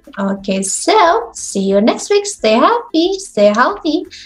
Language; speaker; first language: English; non-native, fluent; Indonesian